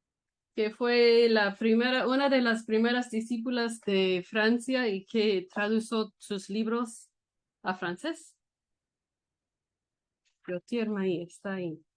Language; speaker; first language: Spanish; non-native, learner; English